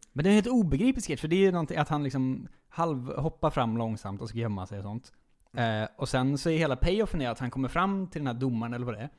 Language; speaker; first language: Swedish; native; Swedish